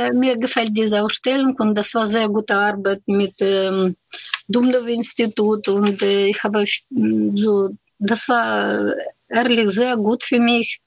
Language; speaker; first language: German; non-native, fluent; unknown